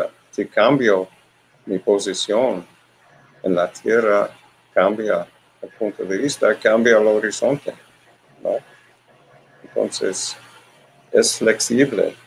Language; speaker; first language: Spanish; non-native, learner; English